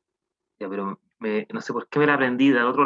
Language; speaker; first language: Spanish; native; Spanish